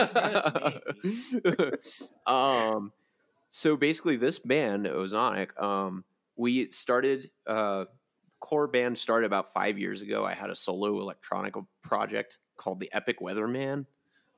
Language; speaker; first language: English; native; English